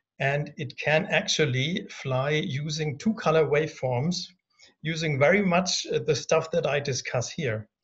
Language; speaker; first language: English; non-native, fluent; German